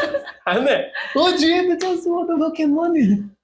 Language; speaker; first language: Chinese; non-native, learner; Korean